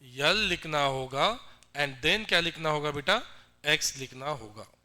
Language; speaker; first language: Hindi; non-native, local second language; Marathi